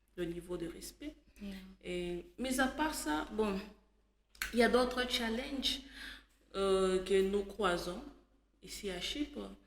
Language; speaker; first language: French; non-native, local second language; Swahili